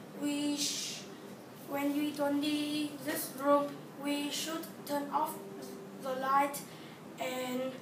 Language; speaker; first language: English; non-native, learner; Vietnamese